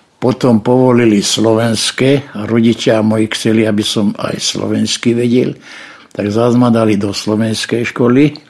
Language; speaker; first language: Slovak; non-native, local second language; Hungarian